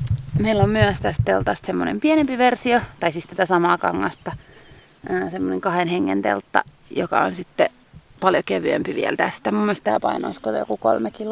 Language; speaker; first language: Finnish; native; Finnish